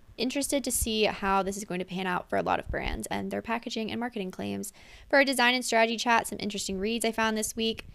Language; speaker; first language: English; native; English